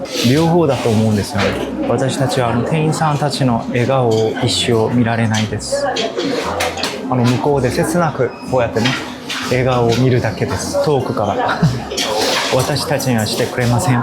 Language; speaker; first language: Japanese; non-native, fluent; Korean